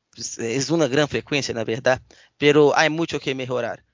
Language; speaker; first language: Spanish; non-native, learner; Portuguese